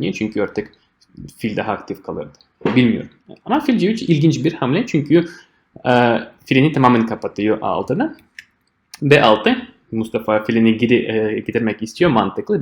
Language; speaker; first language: Turkish; non-native, fluent; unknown